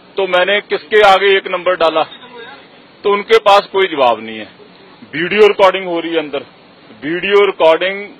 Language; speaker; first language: Hindi; non-native, local second language; Punjabi